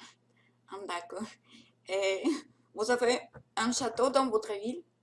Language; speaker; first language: French; non-native, learner; Russian